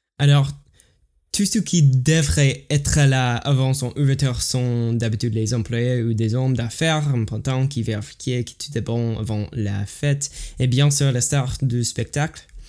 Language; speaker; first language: French; non-native, learner; English